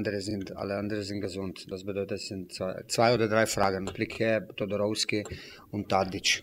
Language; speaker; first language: German; non-native, fluent; Slovenian